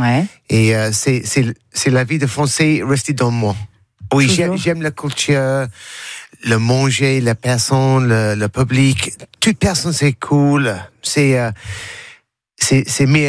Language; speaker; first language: French; non-native, learner; English